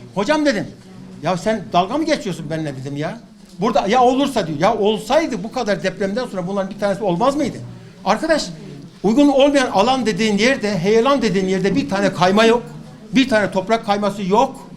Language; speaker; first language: Turkish; native; Turkish